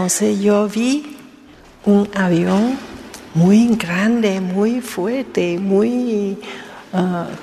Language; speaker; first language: Spanish; non-native, learner; Vietnamese